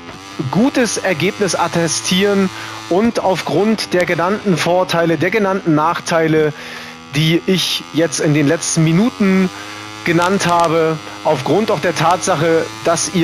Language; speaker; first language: German; native; German